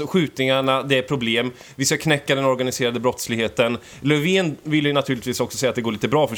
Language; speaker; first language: Swedish; native; Swedish